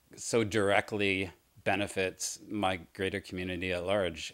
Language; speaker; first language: English; native; English